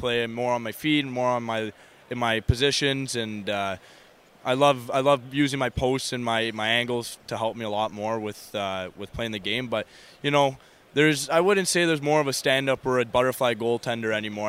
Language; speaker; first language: English; native; English